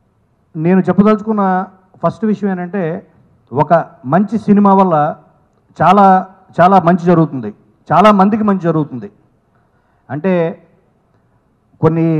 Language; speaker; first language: Telugu; native; Telugu